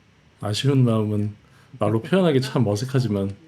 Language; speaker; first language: Korean; native; Korean